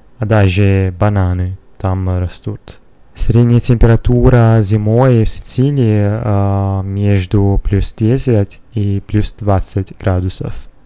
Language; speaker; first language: Russian; non-native, learner; Italian